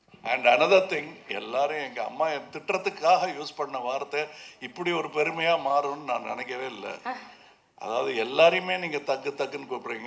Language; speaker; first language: Tamil; native; Tamil